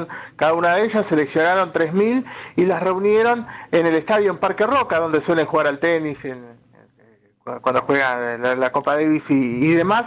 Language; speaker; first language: Spanish; native; Spanish